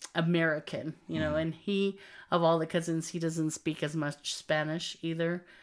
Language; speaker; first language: English; native; English